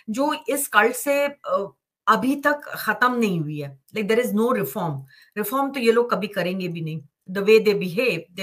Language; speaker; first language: Hindi; native; Hindi